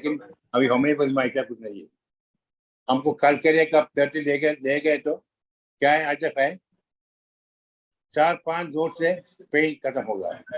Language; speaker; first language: Hindi; non-native, local second language; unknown